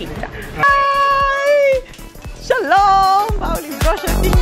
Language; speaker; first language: Hebrew; native; Hebrew